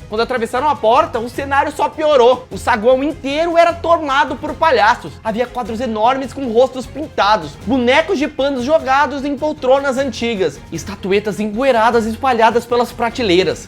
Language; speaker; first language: Portuguese; native; Portuguese